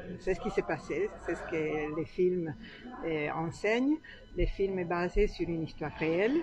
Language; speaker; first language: French; non-native, fluent; Spanish